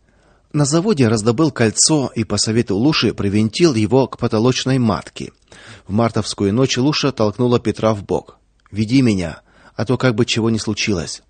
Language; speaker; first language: Russian; native; Russian